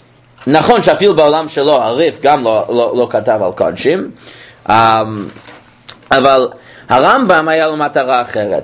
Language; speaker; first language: Hebrew; non-native, fluent; English